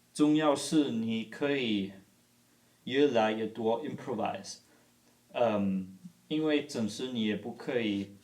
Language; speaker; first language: Chinese; non-native, fluent; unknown